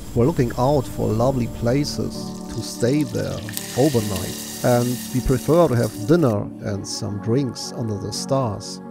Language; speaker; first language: English; non-native, fluent; German